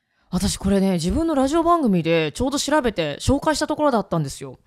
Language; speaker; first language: Japanese; native; Japanese